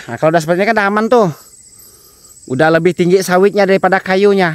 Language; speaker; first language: Indonesian; native; Indonesian